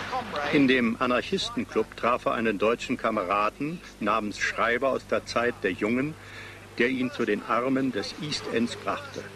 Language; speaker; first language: German; native; German